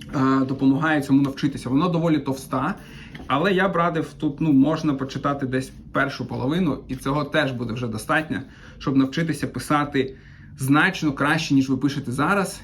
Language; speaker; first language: Ukrainian; non-native, local second language; Russian